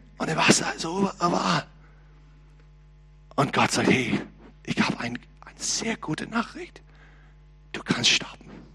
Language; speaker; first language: German; non-native, learner; English